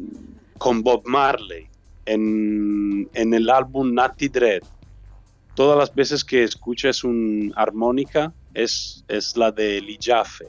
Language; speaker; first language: Spanish; non-native, learner; Italian